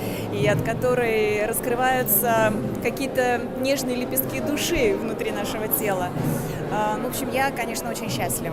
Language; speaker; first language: Russian; native; Russian